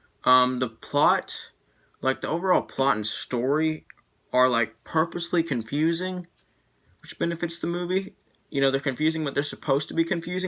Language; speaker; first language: English; native; English